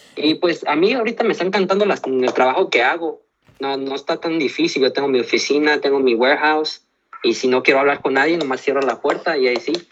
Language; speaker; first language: Spanish; early bilingual, heritage; Spanish